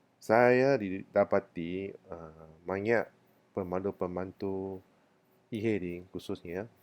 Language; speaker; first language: Malay; non-native, local second language; Min Nan Chinese